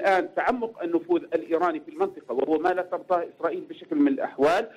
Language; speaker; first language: Arabic; native; Arabic